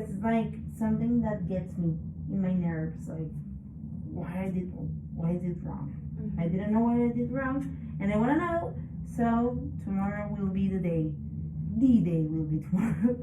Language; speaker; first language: English; non-native, fluent; Spanish